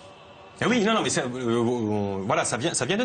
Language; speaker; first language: French; native; French